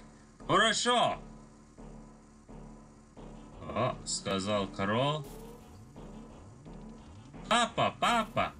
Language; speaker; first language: Russian; non-native, learner; English